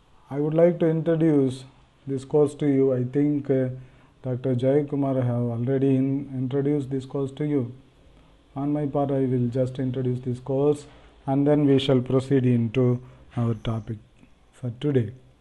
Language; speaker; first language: English; non-native, local second language; Tamil